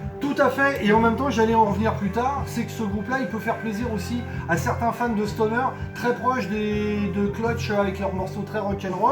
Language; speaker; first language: French; native; French